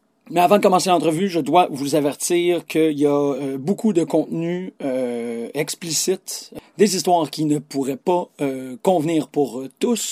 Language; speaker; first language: French; native; French